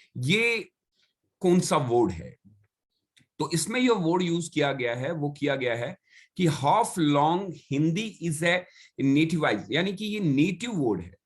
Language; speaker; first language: Hindi; native; Hindi